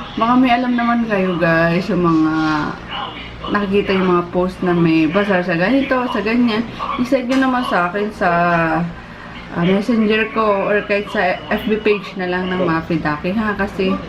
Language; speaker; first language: Filipino; native; Filipino